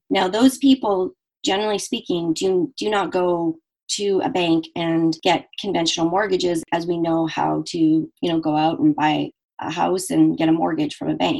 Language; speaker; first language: English; native; English